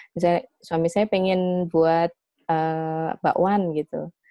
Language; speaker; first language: Indonesian; native; Indonesian